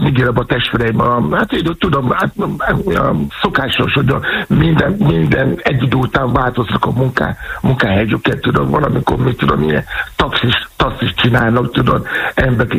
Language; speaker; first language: Hungarian; non-native, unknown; Yoruba